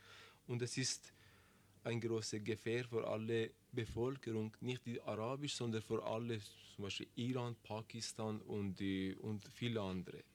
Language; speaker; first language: German; non-native, learner; Persian